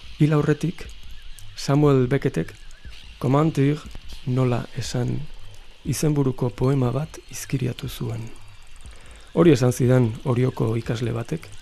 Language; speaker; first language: Basque; native; Basque